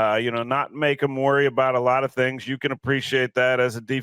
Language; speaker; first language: English; native; English